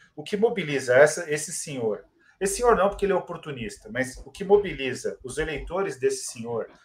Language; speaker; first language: Portuguese; native; Portuguese